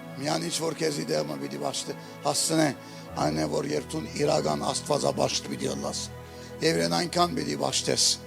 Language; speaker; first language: Armenian; early bilingual, heritage; Armenian